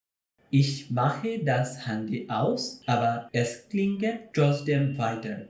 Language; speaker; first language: German; non-native, fluent; Bangla